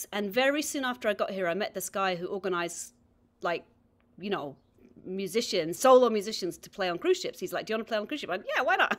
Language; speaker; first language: English; native; English